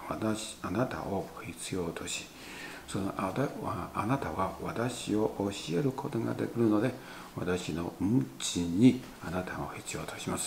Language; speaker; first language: Japanese; non-native, learner; Chinese